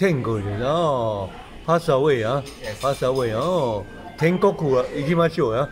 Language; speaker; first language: Japanese; non-native, learner; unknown